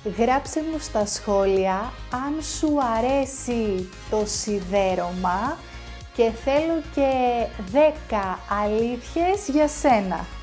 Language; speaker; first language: Greek; native; Greek